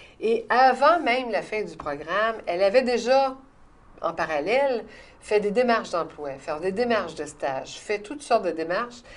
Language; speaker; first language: French; native; French